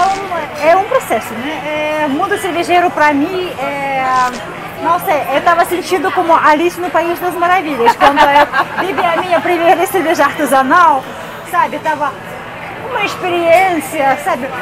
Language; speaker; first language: Portuguese; non-native, fluent; Russian